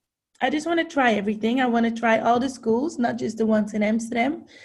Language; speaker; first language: English; non-native, fluent; Dutch